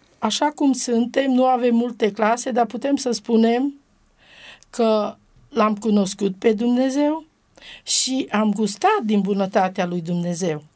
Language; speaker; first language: Romanian; non-native, local second language; Romany